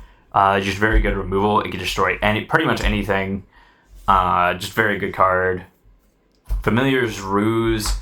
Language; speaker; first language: English; native; English